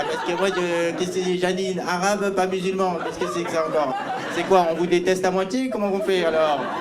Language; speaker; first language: French; early bilingual, other home language; Arabic